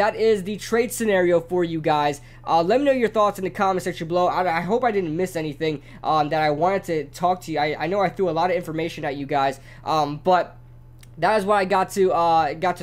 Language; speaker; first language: English; native; English